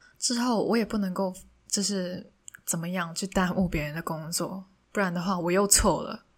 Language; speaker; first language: Chinese; non-native, local second language; Cantonese